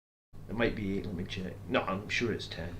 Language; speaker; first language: English; native; English